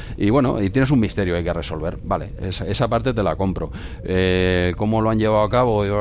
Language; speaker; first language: Spanish; native; Spanish